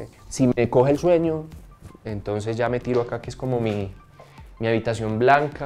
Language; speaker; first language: Spanish; native; Spanish